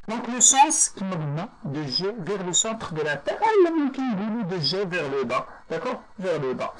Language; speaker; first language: French; non-native, local second language; Arabic